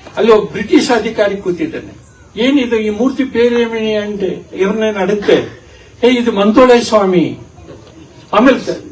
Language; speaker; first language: Kannada; native; Kannada